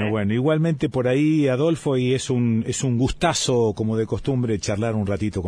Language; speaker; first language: Spanish; native; Spanish